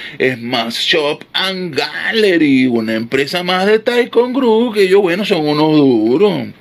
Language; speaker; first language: Spanish; native; Spanish